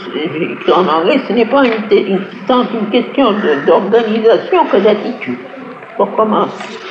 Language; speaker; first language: French; native; French